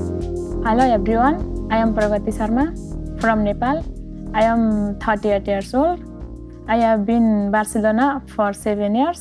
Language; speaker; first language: English; non-native, learner; Nepali